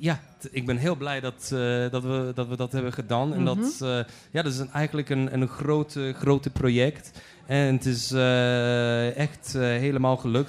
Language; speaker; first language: Dutch; non-native, fluent; Polish